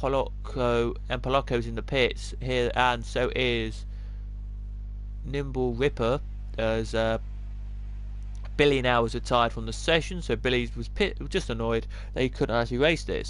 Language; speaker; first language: English; native; English